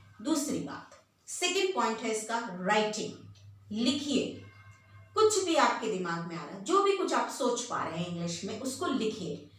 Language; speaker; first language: Hindi; native; Hindi